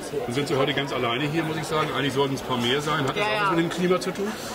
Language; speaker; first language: German; native; German